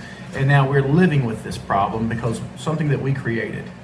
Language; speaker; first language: English; native; English